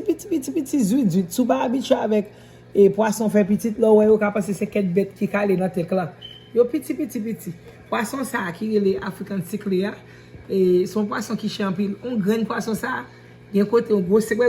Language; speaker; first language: French; non-native, learner; Haitian Creole